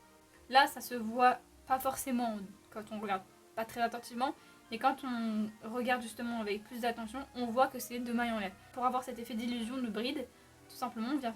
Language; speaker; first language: French; native; French